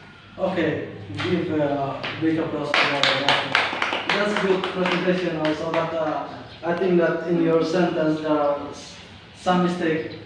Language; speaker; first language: English; non-native, learner; Indonesian